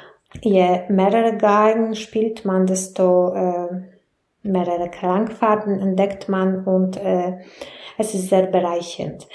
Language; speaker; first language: German; non-native, fluent; Polish